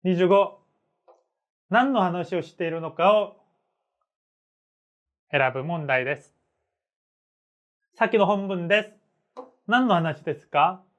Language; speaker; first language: Japanese; non-native, fluent; Korean